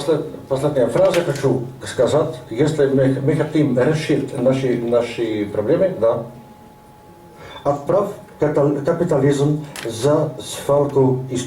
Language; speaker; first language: Russian; non-native, learner; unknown